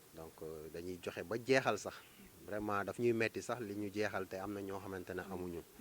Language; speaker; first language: Wolof; native; Wolof